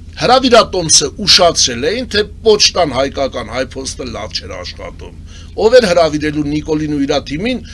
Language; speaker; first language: Armenian; non-native, local second language; Kurdish